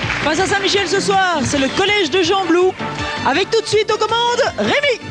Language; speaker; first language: French; native; French